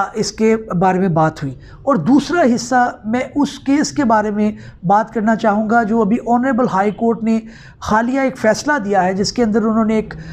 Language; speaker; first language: Urdu; non-native, local second language; Punjabi